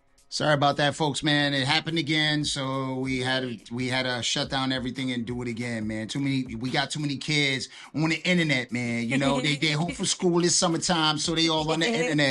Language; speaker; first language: English; native; English